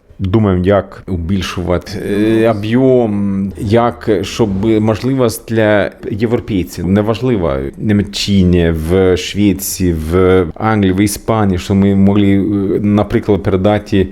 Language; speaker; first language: Ukrainian; non-native, learner; Swedish